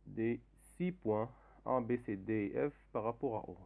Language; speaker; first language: French; non-native, local second language; Arabic